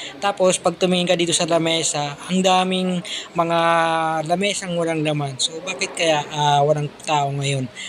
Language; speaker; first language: Filipino; native; Filipino